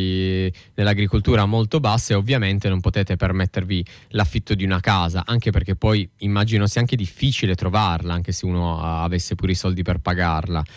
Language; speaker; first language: Italian; native; Italian